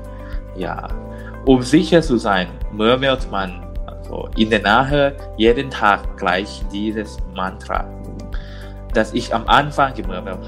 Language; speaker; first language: German; non-native, learner; Thai